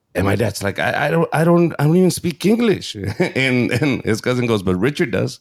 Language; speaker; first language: English; early bilingual, other home language; Spanish